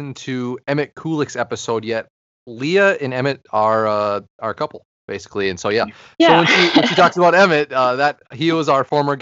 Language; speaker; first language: English; native; English